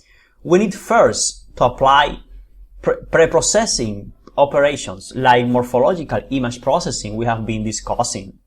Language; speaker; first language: English; non-native, fluent; Spanish